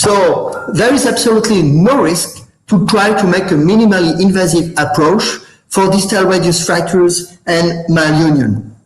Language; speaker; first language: English; non-native, fluent; French